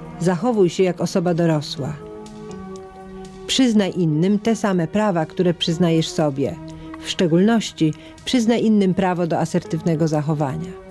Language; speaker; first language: Polish; native; Polish